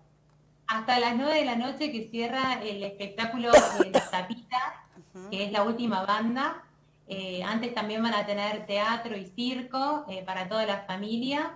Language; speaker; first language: Spanish; native; Spanish